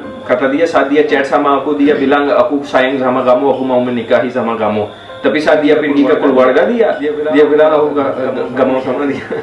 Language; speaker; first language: Indonesian; non-native, fluent; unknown